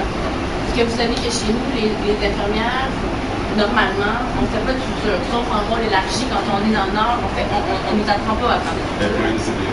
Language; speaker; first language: French; native; French